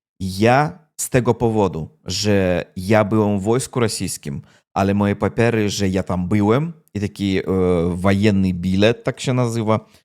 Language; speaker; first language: Polish; non-native, learner; Russian